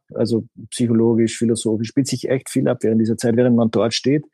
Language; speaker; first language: German; native; German